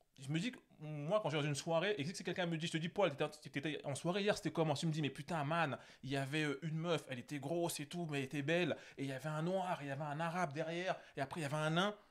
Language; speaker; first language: French; native; French